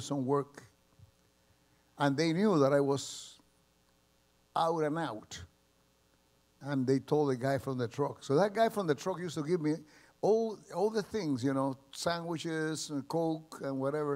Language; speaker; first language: English; early bilingual, other home language; Spanish